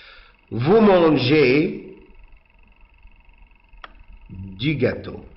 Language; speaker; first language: French; non-native, fluent; Arabic